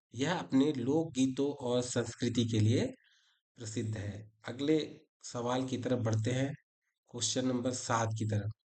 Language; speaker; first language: Hindi; native; Hindi